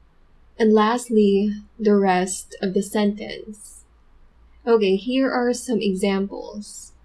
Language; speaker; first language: English; non-native, local second language; Filipino